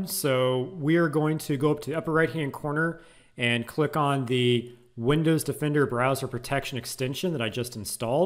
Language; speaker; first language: English; native; English